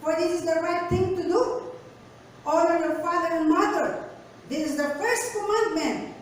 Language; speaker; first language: English; non-native, local second language; Filipino